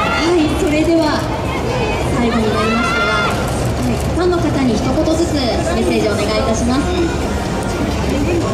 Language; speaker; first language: Japanese; native; Japanese